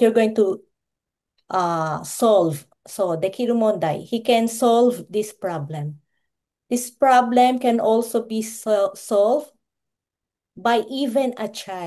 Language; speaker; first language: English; non-native, local second language; Filipino